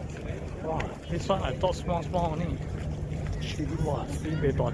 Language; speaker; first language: English; non-native, local second language; Chinese